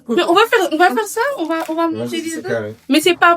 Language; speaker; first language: French; non-native, local second language; Wolof